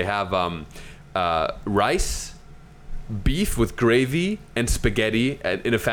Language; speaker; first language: English; non-native, fluent; German